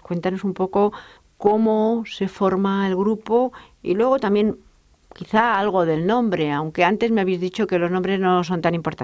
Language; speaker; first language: Spanish; native; Spanish